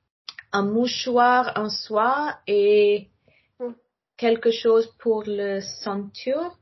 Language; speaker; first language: French; non-native, learner; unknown